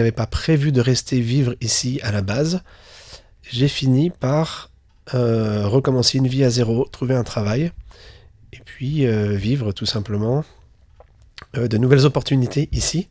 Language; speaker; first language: French; native; French